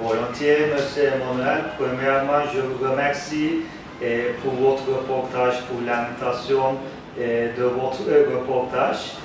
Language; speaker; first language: French; non-native, fluent; Turkish